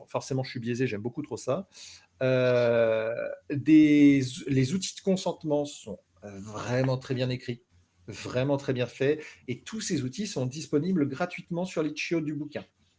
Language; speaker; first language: French; native; French